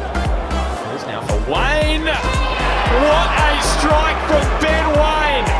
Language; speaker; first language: English; native; English